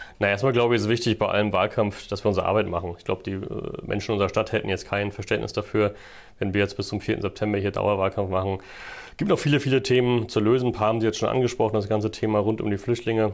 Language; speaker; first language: German; native; German